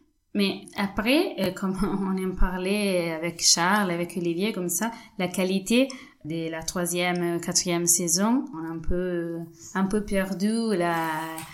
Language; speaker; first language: French; non-native, fluent; Spanish